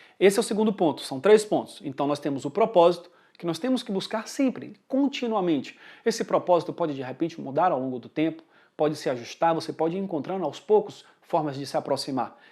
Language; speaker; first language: Portuguese; early bilingual, heritage; Portuguese